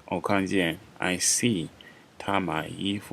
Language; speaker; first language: Chinese; non-native, fluent; English